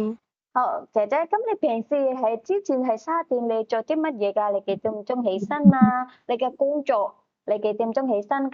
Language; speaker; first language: Cantonese; native; Cantonese